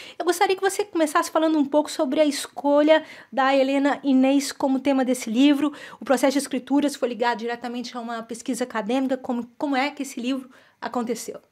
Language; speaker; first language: Portuguese; native; Portuguese